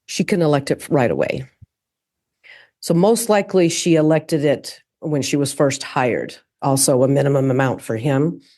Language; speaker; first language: English; native; English